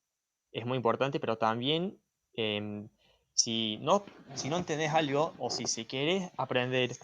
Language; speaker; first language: Spanish; non-native, fluent; English